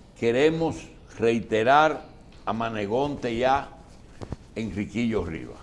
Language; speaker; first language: Spanish; native; Spanish